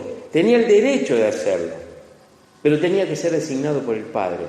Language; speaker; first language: Spanish; native; Spanish